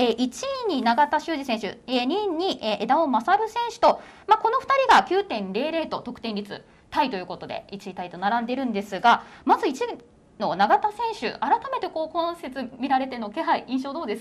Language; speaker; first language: Japanese; native; Japanese